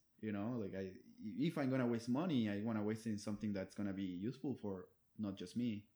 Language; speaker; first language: English; non-native, fluent; Spanish